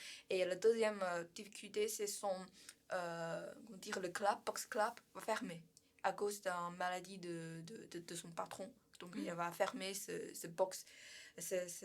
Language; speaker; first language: French; non-native, learner; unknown